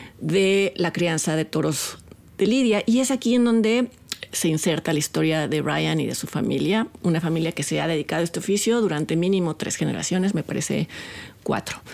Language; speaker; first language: Spanish; native; Spanish